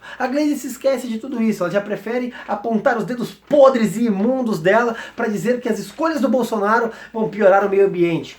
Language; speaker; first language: Portuguese; native; Portuguese